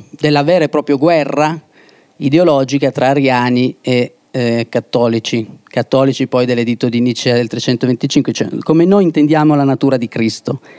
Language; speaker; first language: Italian; native; Italian